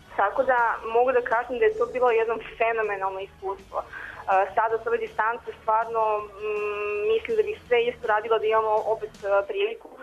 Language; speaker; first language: Serbian; native; Serbian